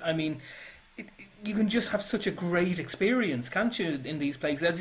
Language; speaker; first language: English; native; English